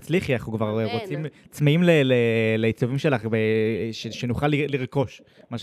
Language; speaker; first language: Hebrew; native; Hebrew